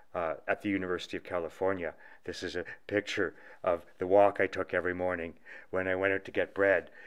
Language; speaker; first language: English; native; English